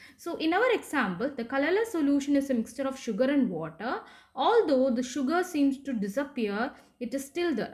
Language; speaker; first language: English; non-native, local second language; Malayalam